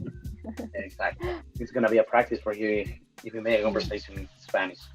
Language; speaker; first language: English; non-native, fluent; Spanish